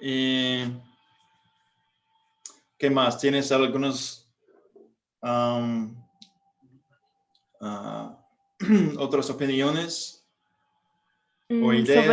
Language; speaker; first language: Spanish; non-native, fluent; English